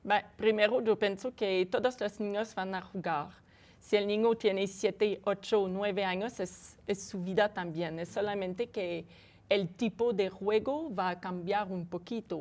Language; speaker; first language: Spanish; non-native, fluent; French